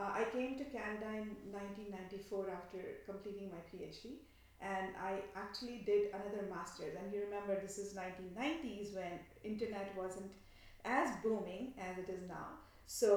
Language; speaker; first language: English; non-native, local second language; Bangla